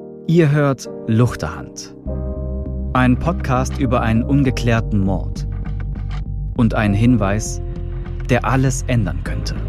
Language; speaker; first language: German; native; German